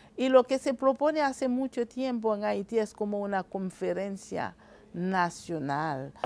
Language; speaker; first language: Spanish; non-native, fluent; Haitian Creole